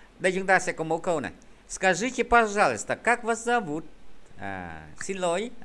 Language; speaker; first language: Vietnamese; native; Vietnamese